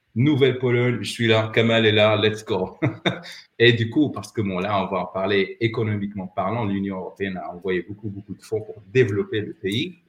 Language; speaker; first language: French; non-native, local second language; Arabic